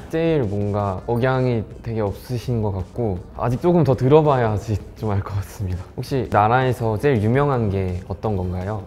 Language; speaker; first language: Korean; native; Korean